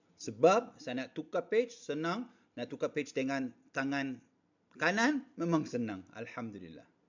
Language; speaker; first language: Malay; non-native, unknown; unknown